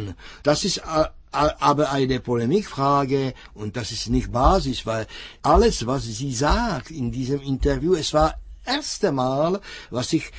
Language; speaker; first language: German; non-native, fluent; Czech